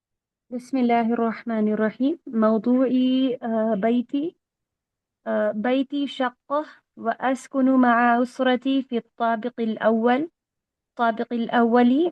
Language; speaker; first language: Arabic; non-native, learner; Urdu